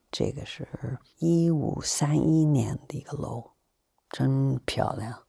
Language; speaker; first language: Chinese; non-native, fluent; English